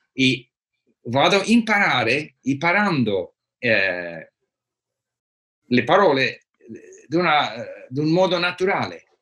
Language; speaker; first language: Italian; non-native, learner; English